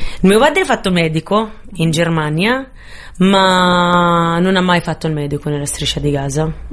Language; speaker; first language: Italian; non-native, fluent; Arabic